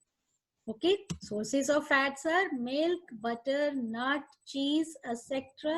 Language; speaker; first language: English; non-native, local second language; Hindi